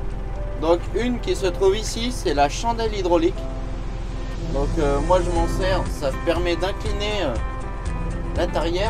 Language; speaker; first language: French; native; French